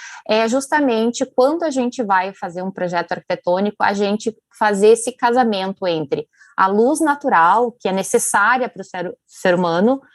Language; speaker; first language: Portuguese; native; Portuguese